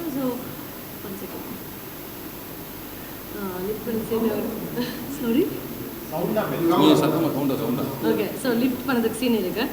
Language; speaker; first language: Tamil; non-native, learner; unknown